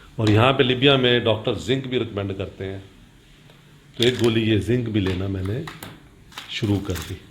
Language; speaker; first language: Urdu; non-native, local second language; Punjabi